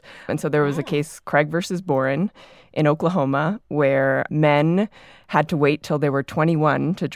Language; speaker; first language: English; native; English